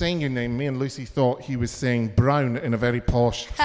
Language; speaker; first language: English; native; English